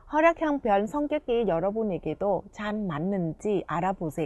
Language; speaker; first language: Korean; non-native, fluent; Vietnamese